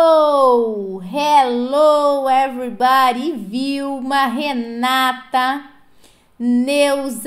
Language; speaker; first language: English; non-native, fluent; Portuguese